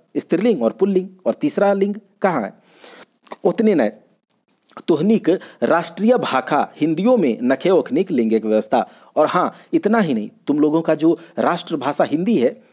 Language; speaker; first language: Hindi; non-native, local second language; Magahi